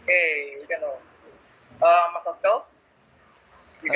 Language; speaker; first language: English; non-native, learner; Indonesian